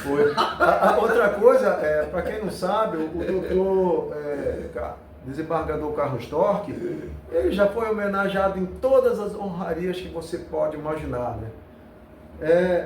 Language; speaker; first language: Portuguese; native; Portuguese